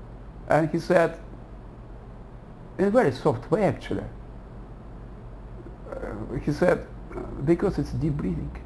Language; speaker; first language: English; non-native, fluent; Russian